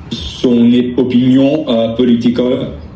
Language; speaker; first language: French; non-native, learner; English